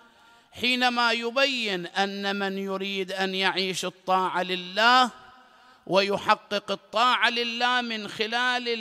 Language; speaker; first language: Arabic; native; Arabic